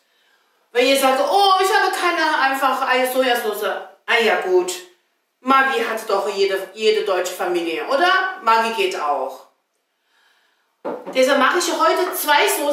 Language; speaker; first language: German; non-native, fluent; Chinese